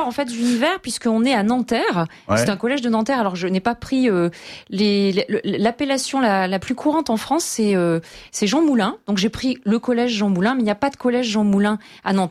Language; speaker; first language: French; native; French